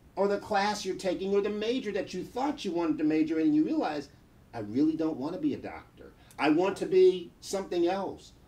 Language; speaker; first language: English; native; English